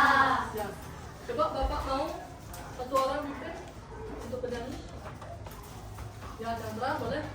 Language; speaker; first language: Indonesian; native; Indonesian